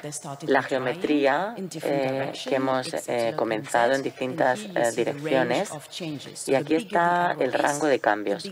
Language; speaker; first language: Spanish; non-native, fluent; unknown